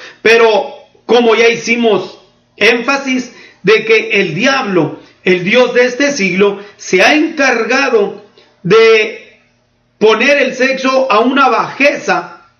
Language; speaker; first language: Spanish; native; Spanish